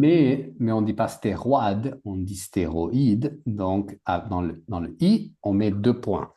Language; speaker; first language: French; native; French